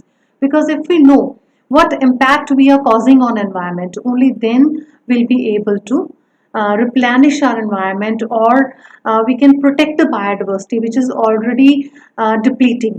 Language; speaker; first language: English; non-native, local second language; Punjabi